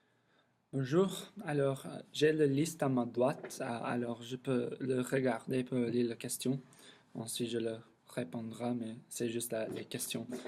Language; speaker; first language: French; non-native, learner; English